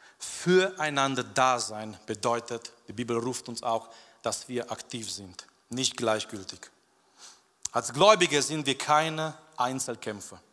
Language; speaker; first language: German; non-native, fluent; Romanian